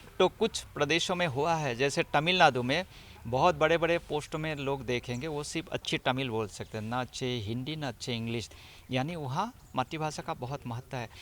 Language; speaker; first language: Hindi; non-native, local second language; Assamese